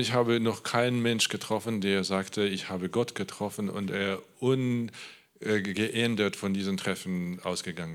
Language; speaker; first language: German; non-native, learner; Polish